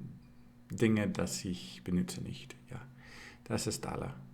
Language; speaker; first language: German; non-native, learner; English